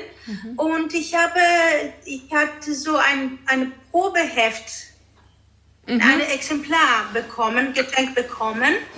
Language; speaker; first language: German; non-native, fluent; Greek